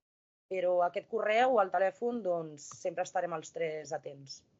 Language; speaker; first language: Catalan; native; Catalan